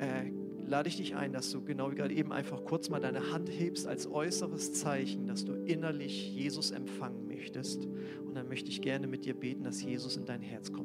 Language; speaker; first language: German; native; German